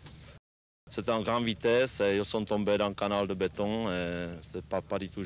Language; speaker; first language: French; non-native, learner; Czech